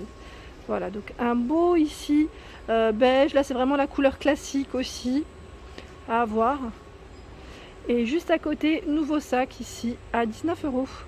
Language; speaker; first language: French; native; French